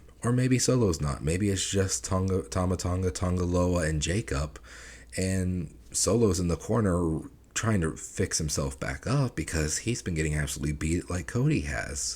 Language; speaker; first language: English; native; English